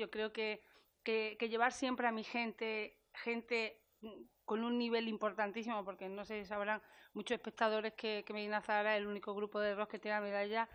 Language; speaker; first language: Spanish; native; Spanish